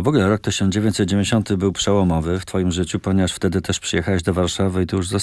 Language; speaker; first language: Polish; native; Polish